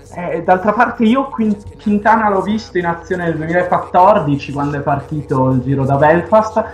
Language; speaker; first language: Italian; native; Italian